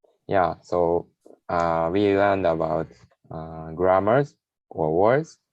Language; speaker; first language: English; non-native, learner; Japanese